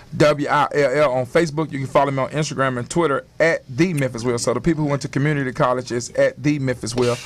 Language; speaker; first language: English; native; English